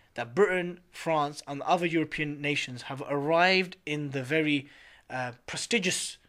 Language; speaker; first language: English; native; English